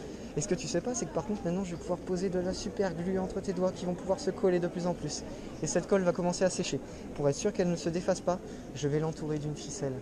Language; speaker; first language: French; native; French